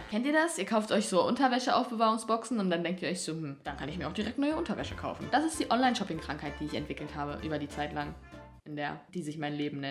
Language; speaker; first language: German; native; German